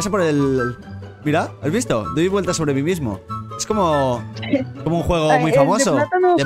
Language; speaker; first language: Spanish; native; Spanish